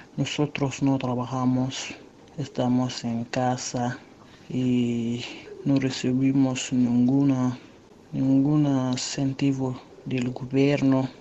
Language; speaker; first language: Spanish; non-native, learner; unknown